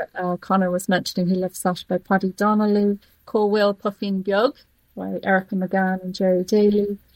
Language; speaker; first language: English; native; English